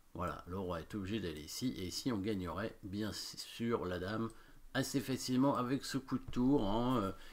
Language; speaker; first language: French; native; French